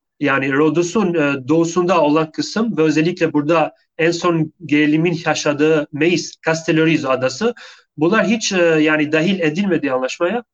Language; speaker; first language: Turkish; non-native, fluent; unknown